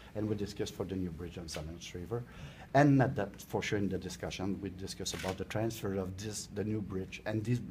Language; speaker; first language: English; non-native, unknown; French